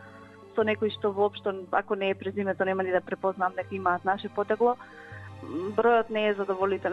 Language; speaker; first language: Macedonian; native; Macedonian